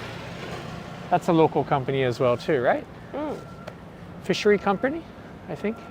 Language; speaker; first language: English; non-native, fluent; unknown